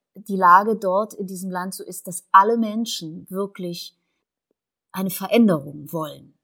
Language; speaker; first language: German; native; German